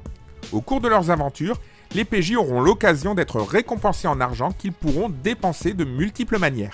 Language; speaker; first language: French; native; French